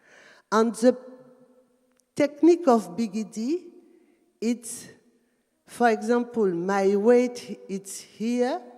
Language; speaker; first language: English; non-native, learner; French